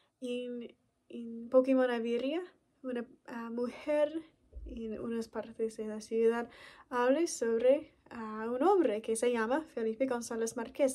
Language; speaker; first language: Spanish; non-native, learner; English